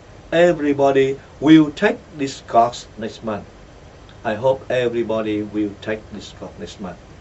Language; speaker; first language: English; non-native, fluent; Vietnamese